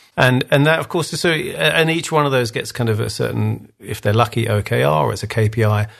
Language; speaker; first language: English; native; English